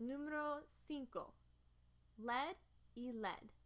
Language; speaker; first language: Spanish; non-native, fluent; English